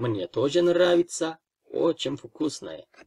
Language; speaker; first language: Russian; non-native, fluent; Turkish